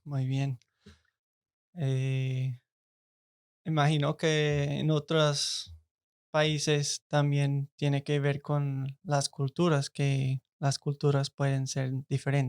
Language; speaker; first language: Spanish; non-native, learner; English